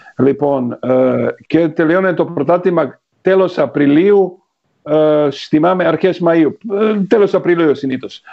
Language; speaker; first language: Greek; non-native, fluent; Serbian